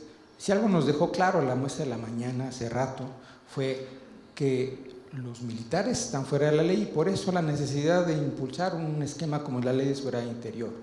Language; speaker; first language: Spanish; native; Spanish